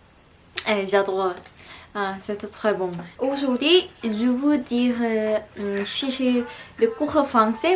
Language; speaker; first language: French; non-native, learner; Korean